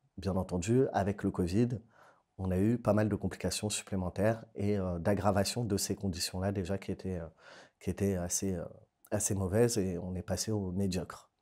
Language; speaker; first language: French; native; French